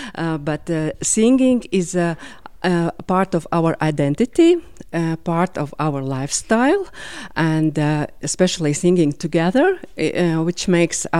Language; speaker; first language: English; non-native, fluent; Latvian